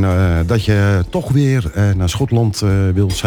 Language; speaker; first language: Dutch; native; Dutch